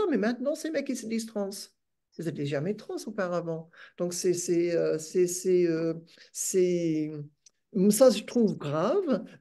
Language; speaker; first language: French; non-native, fluent; English